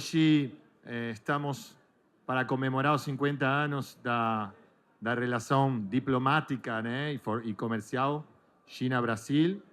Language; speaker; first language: Portuguese; non-native, fluent; Spanish